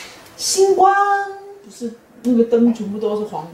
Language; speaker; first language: Chinese; native; Chinese